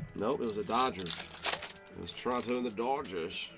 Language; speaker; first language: English; native; English